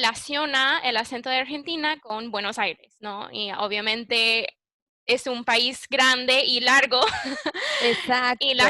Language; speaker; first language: Spanish; early bilingual, heritage; English